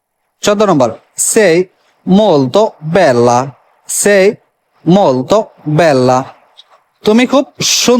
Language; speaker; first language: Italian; non-native, learner; Bangla